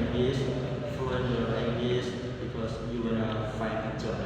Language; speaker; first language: English; non-native, learner; Indonesian